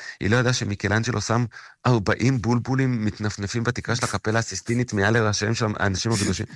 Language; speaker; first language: Hebrew; native; Hebrew